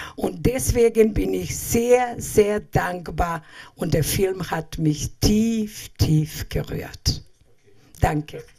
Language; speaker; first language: German; non-native, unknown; Serbian